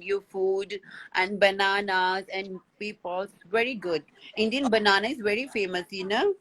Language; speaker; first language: English; non-native, learner; Hindi